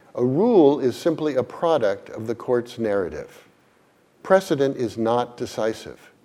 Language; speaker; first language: English; native; English